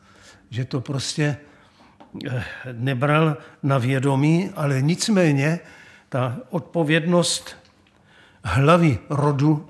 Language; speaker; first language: Czech; native; Czech